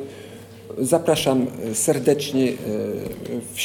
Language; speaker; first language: Polish; non-native, fluent; French